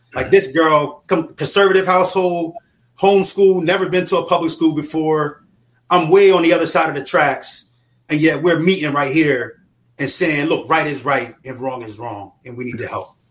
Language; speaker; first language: English; native; English